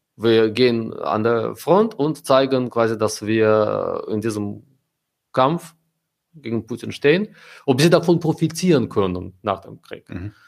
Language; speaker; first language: German; non-native, fluent; Russian